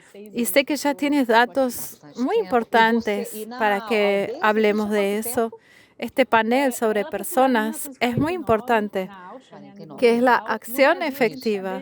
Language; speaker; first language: Spanish; non-native, fluent; Portuguese